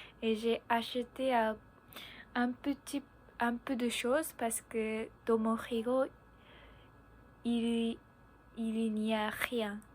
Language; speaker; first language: French; non-native, learner; Japanese